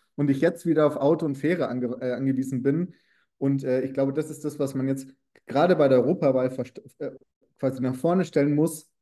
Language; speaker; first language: German; native; German